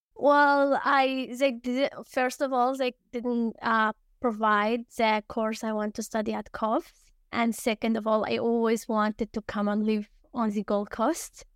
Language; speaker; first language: English; early bilingual, other home language; Arabic